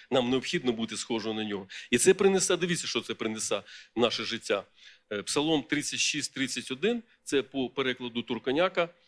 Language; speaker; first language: Ukrainian; non-native, local second language; Russian